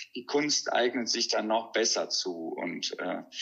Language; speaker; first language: German; native; German